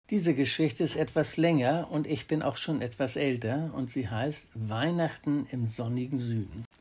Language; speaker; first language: German; native; German